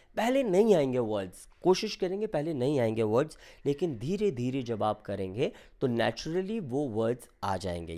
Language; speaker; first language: Hindi; native; Hindi